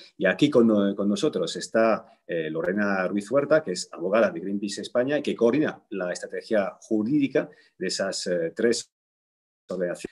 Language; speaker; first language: Spanish; native; Spanish